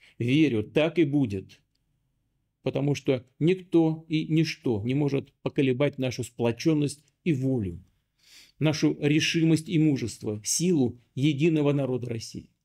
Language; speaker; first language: Russian; native; Russian